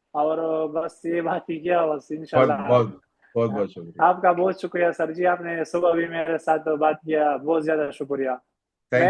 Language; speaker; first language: Hindi; non-native, learner; Pashto